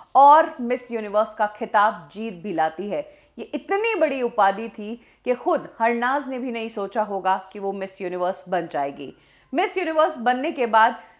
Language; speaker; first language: Hindi; native; Hindi